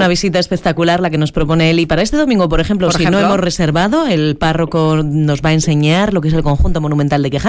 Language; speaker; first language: Spanish; native; Spanish